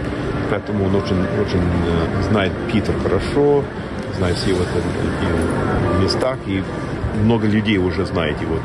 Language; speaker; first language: Russian; non-native, learner; English